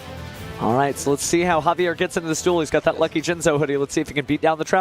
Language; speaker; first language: English; native; English